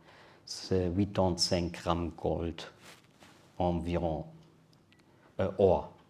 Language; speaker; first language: French; non-native, learner; German